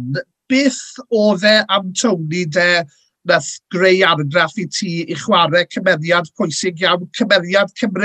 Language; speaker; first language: Welsh; native; Welsh